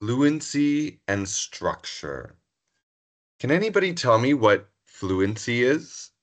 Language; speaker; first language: English; non-native, fluent; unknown